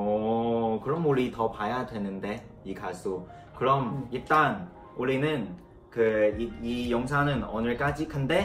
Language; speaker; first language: Korean; non-native, learner; Cantonese